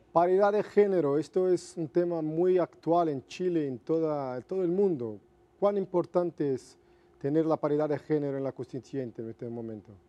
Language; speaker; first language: Spanish; non-native, fluent; Portuguese